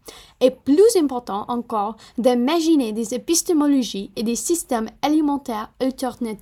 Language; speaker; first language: French; non-native, fluent; Punjabi